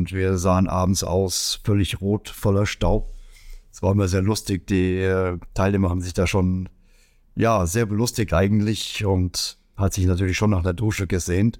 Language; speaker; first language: German; native; German